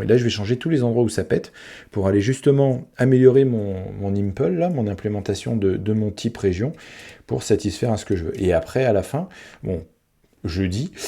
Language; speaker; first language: French; native; French